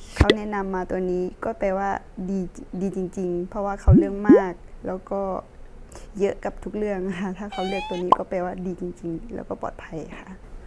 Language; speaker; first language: Thai; non-native, fluent; Burmese